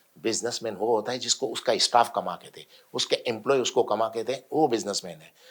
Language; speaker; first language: Urdu; native; Urdu